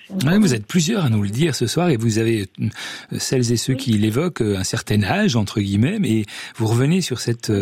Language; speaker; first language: French; native; French